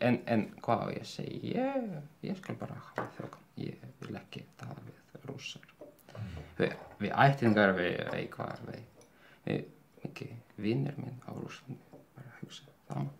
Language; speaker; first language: Icelandic; non-native, learner; Ukrainian